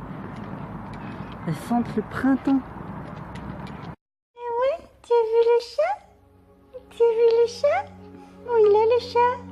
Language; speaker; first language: French; native; French